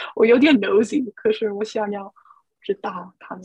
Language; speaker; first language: Chinese; non-native, fluent; English